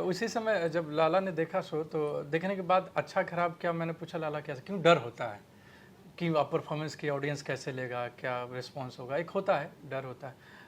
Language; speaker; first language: Hindi; native; Hindi